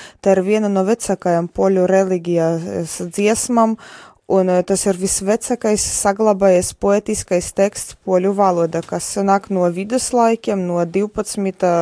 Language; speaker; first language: Latvian; non-native, fluent; Polish